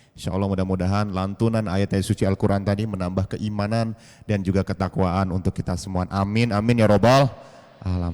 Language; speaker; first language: Indonesian; native; Indonesian